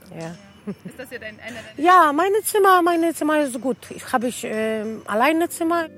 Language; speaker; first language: German; non-native, learner; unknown